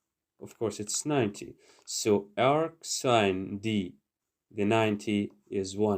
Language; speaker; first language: English; non-native, fluent; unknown